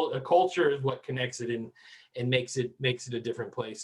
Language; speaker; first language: English; native; English